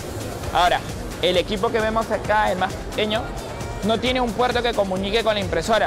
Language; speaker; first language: Spanish; native; Spanish